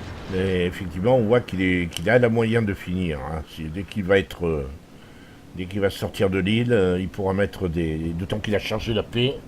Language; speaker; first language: French; native; French